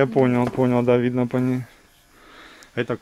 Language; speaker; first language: Russian; native; Russian